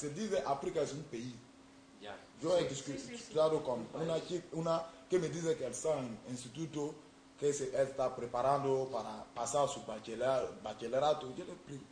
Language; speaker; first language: Spanish; non-native, learner; Mossi